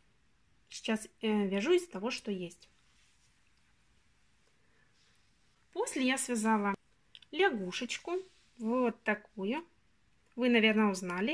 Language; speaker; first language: Russian; native; Russian